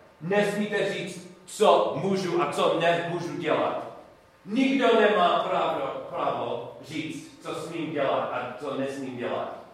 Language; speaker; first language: Czech; non-native, learner; English